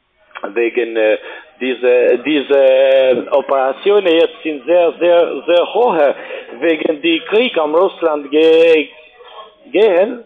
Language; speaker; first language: German; non-native, learner; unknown